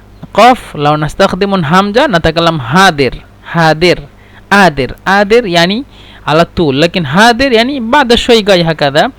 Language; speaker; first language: Arabic; non-native, fluent; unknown